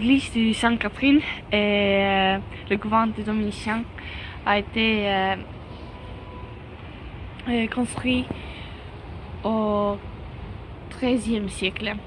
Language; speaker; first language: French; non-native, learner; Estonian